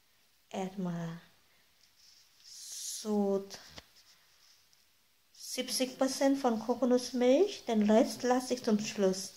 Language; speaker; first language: German; non-native, fluent; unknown